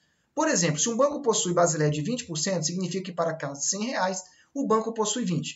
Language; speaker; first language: Portuguese; native; Portuguese